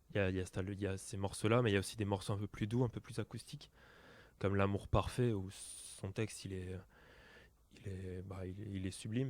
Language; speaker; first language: French; native; French